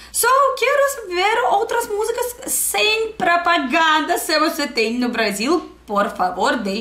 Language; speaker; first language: Portuguese; non-native, learner; Russian